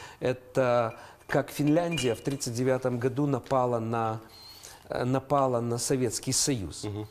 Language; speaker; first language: Russian; non-native, local second language; Ukrainian